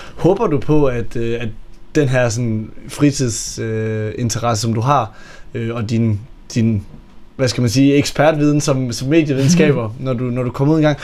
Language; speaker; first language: Danish; native; Danish